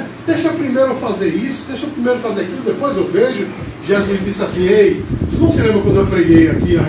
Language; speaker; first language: Portuguese; native; Portuguese